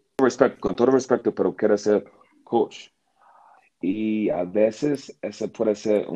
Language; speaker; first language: Spanish; non-native, learner; English